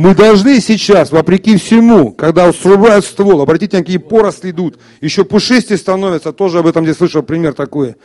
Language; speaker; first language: Russian; native; Russian